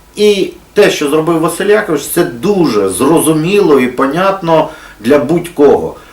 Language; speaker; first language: Ukrainian; non-native, local second language; Russian